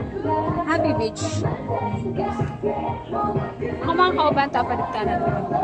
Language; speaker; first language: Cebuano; non-native, local second language; Filipino